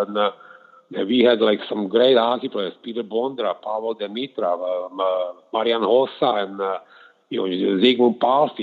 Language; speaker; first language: English; non-native, fluent; Slovak